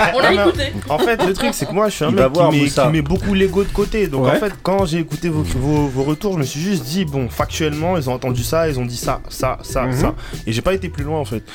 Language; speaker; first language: French; native; French